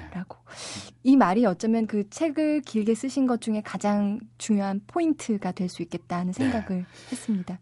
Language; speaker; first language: Korean; native; Korean